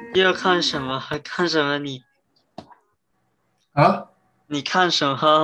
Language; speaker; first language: Chinese; early bilingual, heritage; Chinese